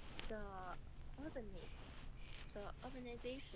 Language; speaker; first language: English; non-native, learner; Chinese